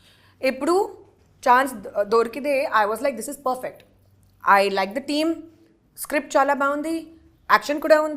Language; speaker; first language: Telugu; non-native, learner; Hindi